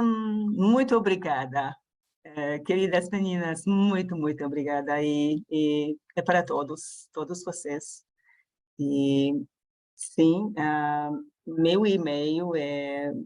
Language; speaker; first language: Portuguese; non-native, fluent; Hungarian